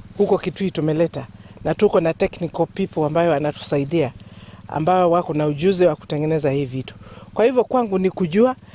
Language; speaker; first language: Swahili; non-native, local second language; Kamba